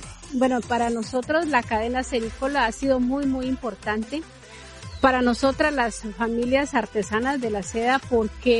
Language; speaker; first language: Spanish; native; Spanish